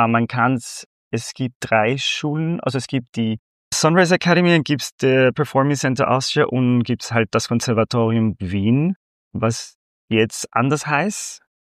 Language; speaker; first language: German; non-native, fluent; Spanish